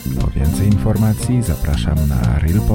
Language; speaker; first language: Polish; non-native, learner; Ukrainian